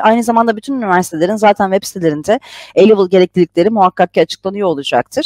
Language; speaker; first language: Turkish; native; Turkish